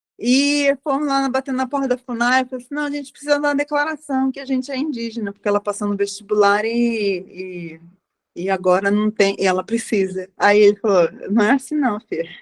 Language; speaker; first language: Portuguese; native; Portuguese